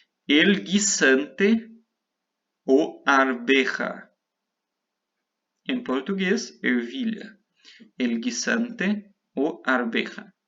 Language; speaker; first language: Spanish; non-native, fluent; Portuguese